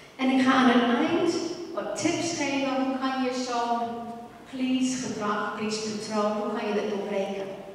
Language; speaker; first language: Dutch; non-native, fluent; English